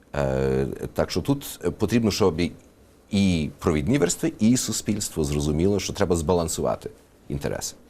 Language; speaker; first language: Ukrainian; early bilingual, heritage; Ukrainian